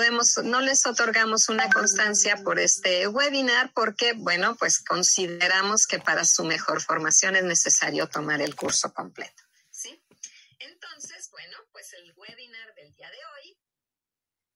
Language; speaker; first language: Spanish; native; Spanish